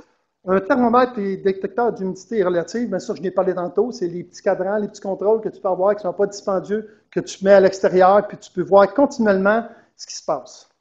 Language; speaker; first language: French; native; French